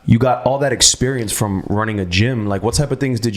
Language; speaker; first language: English; native; English